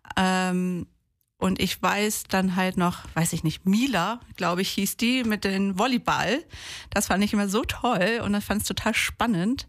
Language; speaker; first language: German; early bilingual, other home language; Portuguese